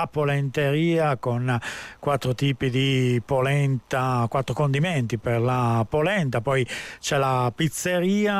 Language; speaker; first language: Italian; native; Italian